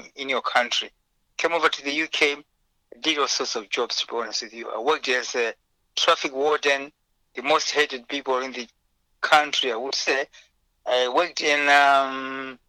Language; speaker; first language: English; non-native, local second language; Shona